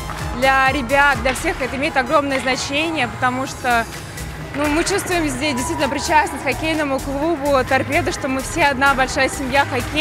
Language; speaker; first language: Russian; native; Russian